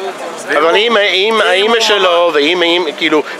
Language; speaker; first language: Hebrew; non-native, fluent; English